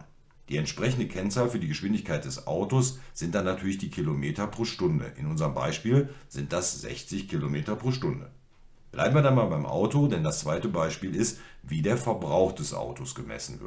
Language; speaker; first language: German; native; German